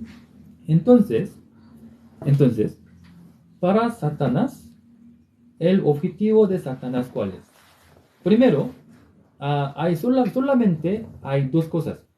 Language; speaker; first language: Spanish; non-native, learner; Korean